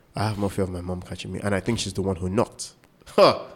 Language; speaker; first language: English; non-native, local second language; Yoruba